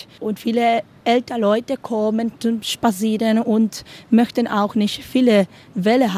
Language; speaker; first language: German; non-native, learner; Spanish